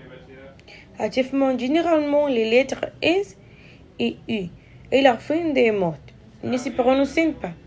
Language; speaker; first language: French; non-native, learner; Spanish